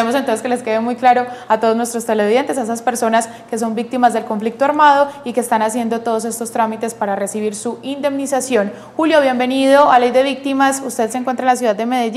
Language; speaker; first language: Spanish; native; Spanish